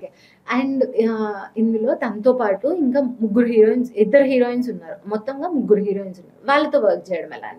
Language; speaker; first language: Telugu; native; Telugu